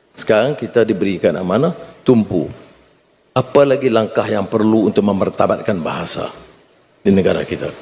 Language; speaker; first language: Malay; native; Malay